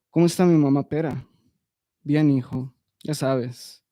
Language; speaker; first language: Spanish; early bilingual, other home language; English